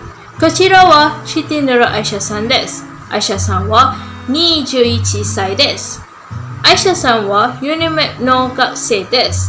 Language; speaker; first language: Japanese; non-native, learner; Malay